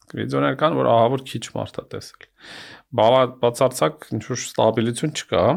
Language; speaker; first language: Armenian; native; Armenian